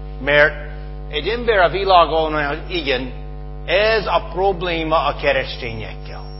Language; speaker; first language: Hungarian; non-native, fluent; English